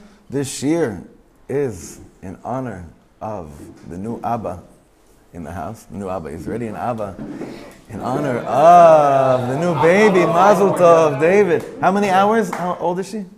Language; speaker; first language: English; native; English